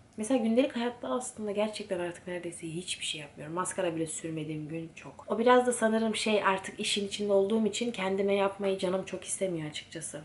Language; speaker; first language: Turkish; early bilingual, heritage; Turkish